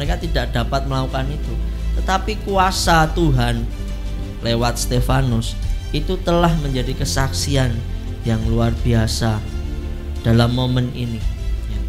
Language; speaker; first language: Indonesian; native; Indonesian